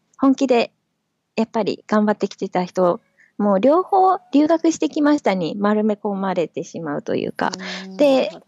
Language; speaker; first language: Japanese; native; Japanese